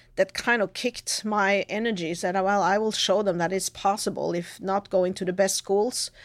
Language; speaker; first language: English; non-native, fluent; Norwegian